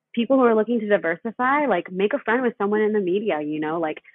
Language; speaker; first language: English; early bilingual, other home language; Spanish